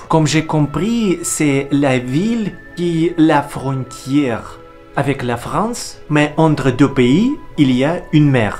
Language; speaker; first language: French; non-native, learner; Russian